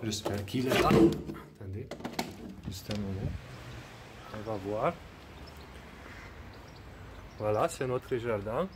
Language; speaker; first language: French; non-native, fluent; Slovenian